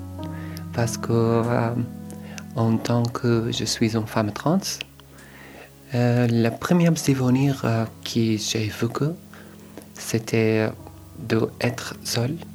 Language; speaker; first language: French; non-native, learner; Arabic